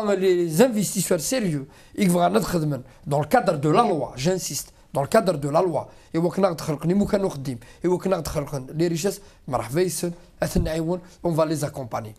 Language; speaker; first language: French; non-native, local second language; Kabyle